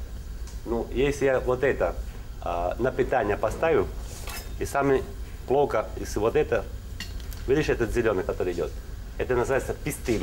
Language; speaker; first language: Russian; non-native, learner; Italian